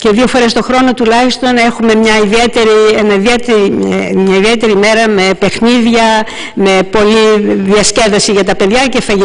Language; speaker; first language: Greek; native; Greek